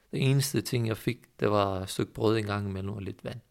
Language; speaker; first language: Danish; early bilingual, other home language; Persian